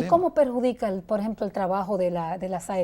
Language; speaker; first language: Spanish; native; Spanish